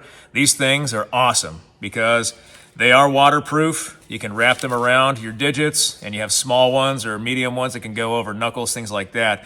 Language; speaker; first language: English; native; English